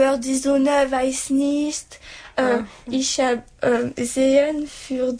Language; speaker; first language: German; non-native, learner; French